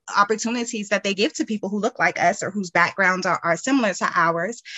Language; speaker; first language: English; native; English